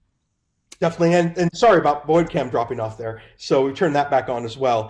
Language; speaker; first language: English; native; English